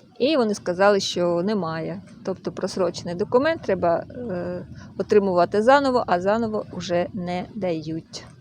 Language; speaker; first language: Ukrainian; native; Ukrainian